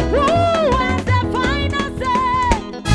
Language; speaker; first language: English; non-native, local second language; Akan